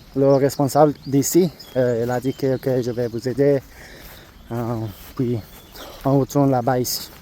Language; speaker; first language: French; non-native, learner; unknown